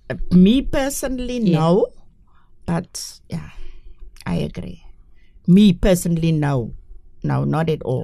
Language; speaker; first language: English; non-native, local second language; Afrikaans